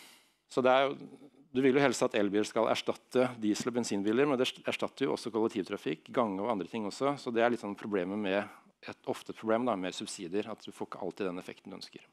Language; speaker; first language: Norwegian; native; Norwegian